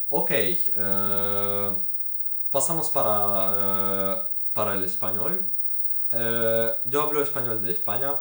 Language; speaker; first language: Spanish; non-native, learner; Ukrainian